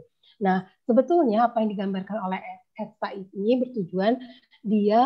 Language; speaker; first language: Indonesian; native; Indonesian